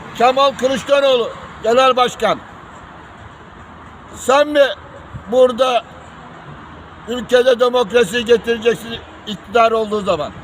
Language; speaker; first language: Turkish; native; Turkish